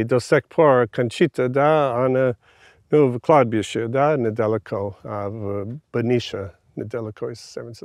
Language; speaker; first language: Russian; non-native, fluent; English